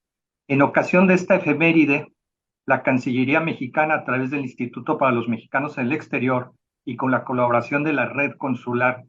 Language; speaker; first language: Spanish; native; Spanish